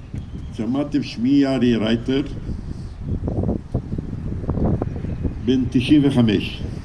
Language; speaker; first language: Hebrew; non-native, fluent; Romanian